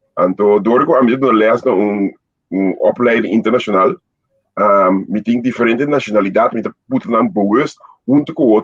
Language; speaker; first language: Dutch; non-native, local second language; Papiamento